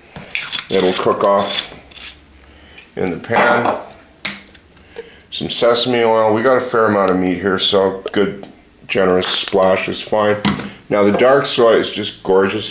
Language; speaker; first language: English; native; English